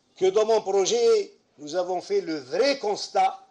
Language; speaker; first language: French; non-native, local second language; Arabic